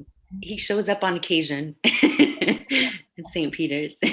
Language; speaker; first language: English; native; English